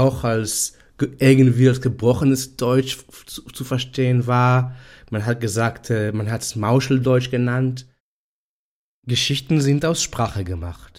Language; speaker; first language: German; non-native, fluent; Hebrew